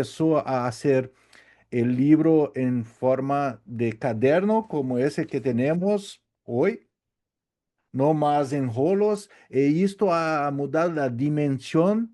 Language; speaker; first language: Spanish; non-native, learner; Portuguese